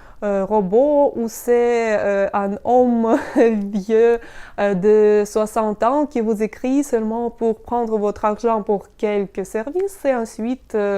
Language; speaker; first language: French; non-native, fluent; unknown